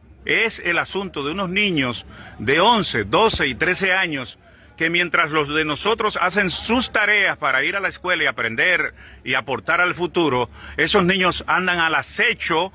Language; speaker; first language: Spanish; native; Spanish